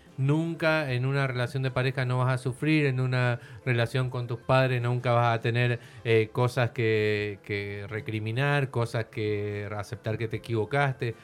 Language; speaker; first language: Spanish; native; Spanish